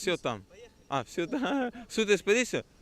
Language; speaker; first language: Russian; non-native, learner; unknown